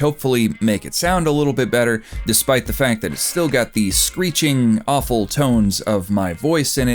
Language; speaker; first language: English; native; English